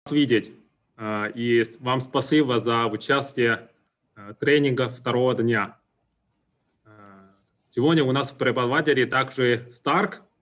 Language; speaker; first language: Russian; non-native, fluent; Chinese